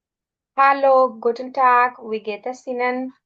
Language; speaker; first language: German; non-native, learner; Urdu